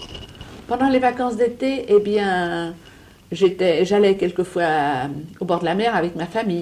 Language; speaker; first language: French; native; French